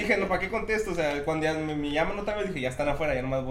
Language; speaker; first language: Spanish; native; Spanish